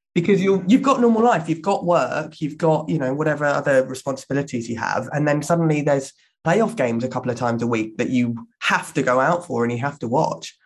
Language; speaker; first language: English; native; English